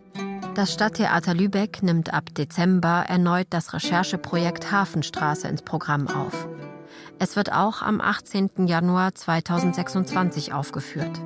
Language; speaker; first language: German; native; German